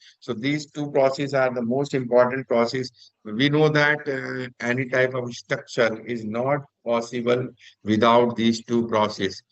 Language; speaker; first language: English; non-native, local second language; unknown